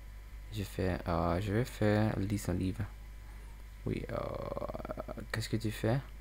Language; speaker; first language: French; non-native, learner; English